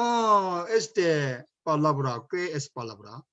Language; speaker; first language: Spanish; non-native, learner; Korean